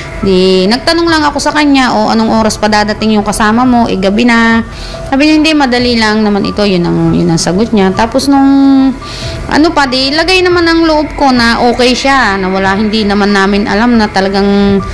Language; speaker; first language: Filipino; native; Filipino